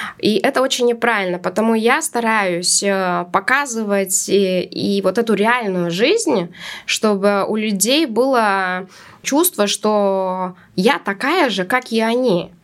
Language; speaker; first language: Russian; non-native, local second language; Latvian